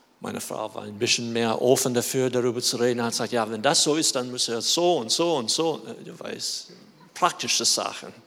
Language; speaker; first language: German; non-native, fluent; English